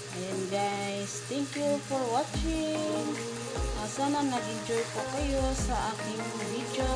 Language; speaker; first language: Filipino; non-native, local second language; Cebuano